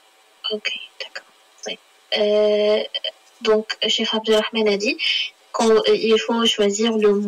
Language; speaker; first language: French; non-native, learner; Arabic